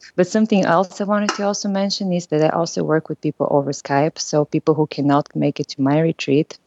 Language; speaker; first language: English; non-native, fluent; Bulgarian